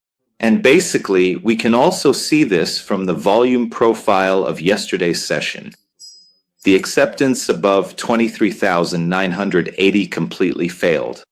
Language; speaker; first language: English; non-native, fluent; Italian